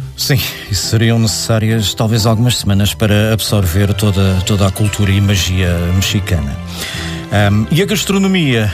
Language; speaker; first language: Portuguese; native; Portuguese